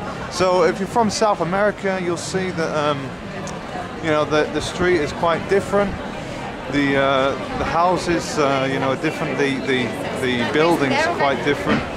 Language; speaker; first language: English; native; English